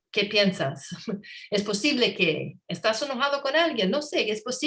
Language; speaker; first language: Spanish; non-native, learner; English